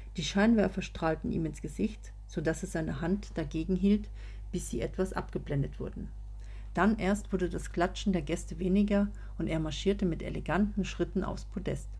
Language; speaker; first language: German; native; German